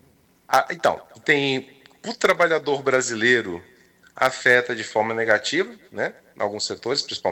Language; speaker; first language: Portuguese; native; Portuguese